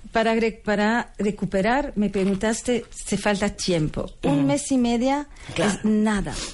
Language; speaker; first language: Spanish; non-native, fluent; French